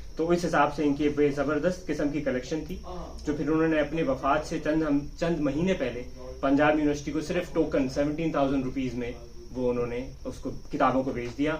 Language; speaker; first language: Urdu; native; Urdu